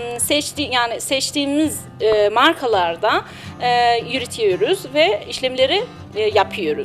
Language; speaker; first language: Turkish; non-native, learner; Persian